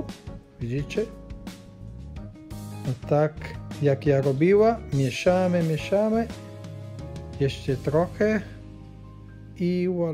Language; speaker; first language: Polish; non-native, learner; Italian